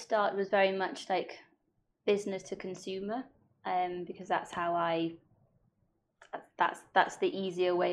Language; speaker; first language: English; non-native, local second language; Welsh